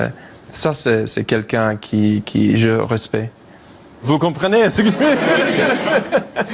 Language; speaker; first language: French; non-native, learner; English